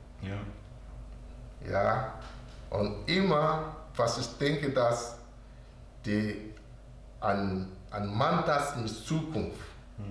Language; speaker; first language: German; non-native, learner; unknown